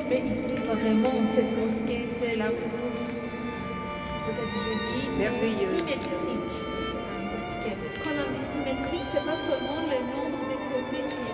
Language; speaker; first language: French; non-native, fluent; Persian